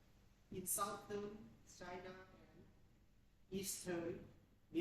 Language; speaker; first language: English; non-native, learner; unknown